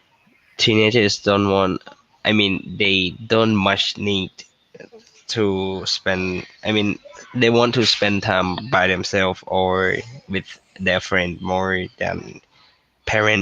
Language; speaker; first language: English; non-native, learner; Thai